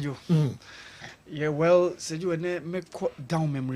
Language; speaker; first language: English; non-native, local second language; Akan